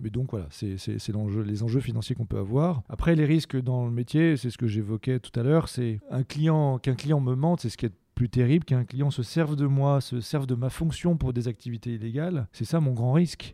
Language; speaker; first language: French; native; French